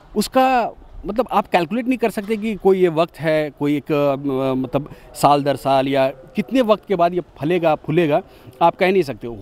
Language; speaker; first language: Hindi; native; Hindi